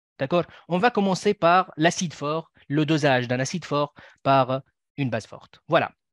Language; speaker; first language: French; non-native, local second language; Arabic